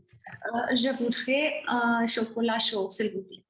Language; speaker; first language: French; non-native, learner; Hindi